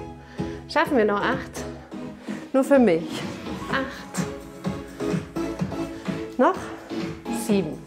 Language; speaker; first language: German; native; German